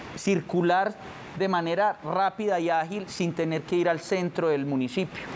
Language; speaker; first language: Spanish; native; Spanish